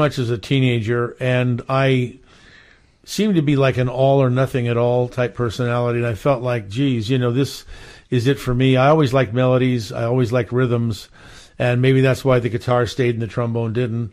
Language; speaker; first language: English; native; English